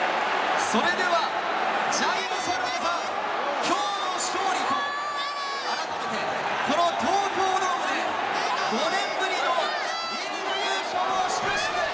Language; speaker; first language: Japanese; native; Japanese